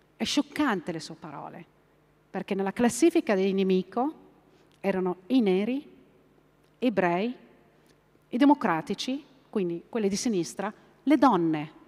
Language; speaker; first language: Italian; non-native, fluent; Arabic